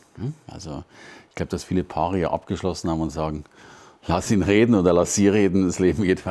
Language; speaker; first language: German; native; German